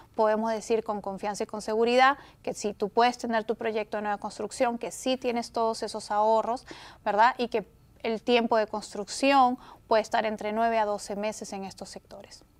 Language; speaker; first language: Spanish; native; Spanish